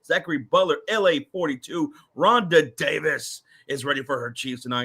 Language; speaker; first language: English; native; English